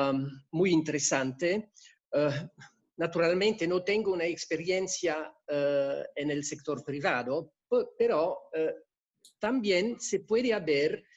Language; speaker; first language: Spanish; non-native, fluent; French